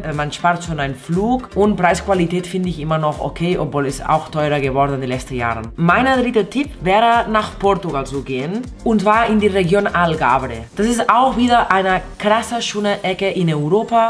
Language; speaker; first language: German; non-native, fluent; Spanish